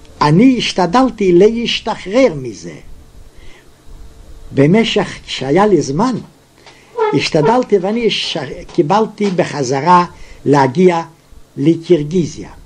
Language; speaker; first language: Hebrew; non-native, fluent; Yiddish